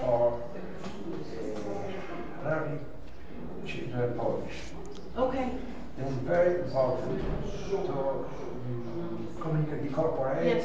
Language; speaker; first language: English; non-native, learner; Polish